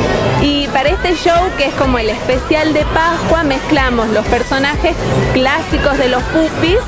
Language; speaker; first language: Spanish; native; Spanish